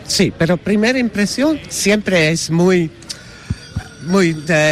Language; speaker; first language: Spanish; non-native, learner; Dutch